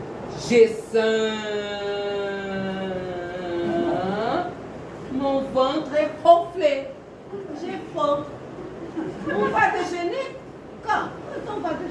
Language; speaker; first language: French; non-native, learner; Portuguese